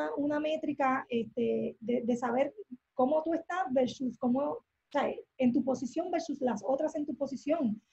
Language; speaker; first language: Spanish; native; Spanish